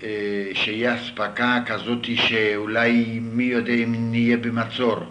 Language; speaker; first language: Hebrew; non-native, fluent; Yiddish